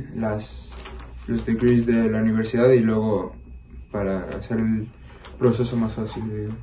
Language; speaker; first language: Spanish; early bilingual, heritage; Spanish